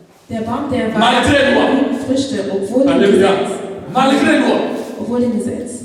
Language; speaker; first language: German; non-native, fluent; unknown